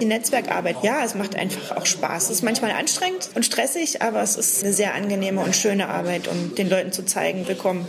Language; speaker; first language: German; native; German